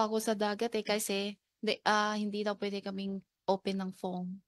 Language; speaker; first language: Filipino; non-native, learner; Chinese